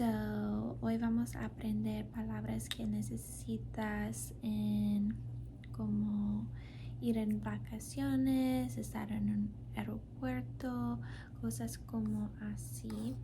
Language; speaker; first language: Spanish; non-native, learner; English